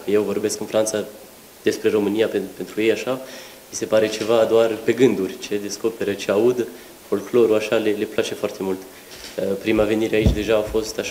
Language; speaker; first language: Romanian; non-native, local second language; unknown